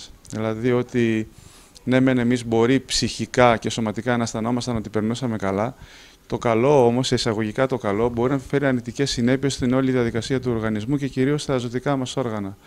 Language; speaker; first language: Greek; native; Greek